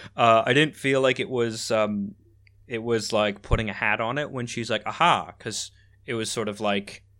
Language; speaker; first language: English; native; English